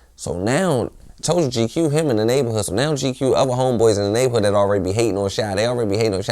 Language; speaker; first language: English; native; English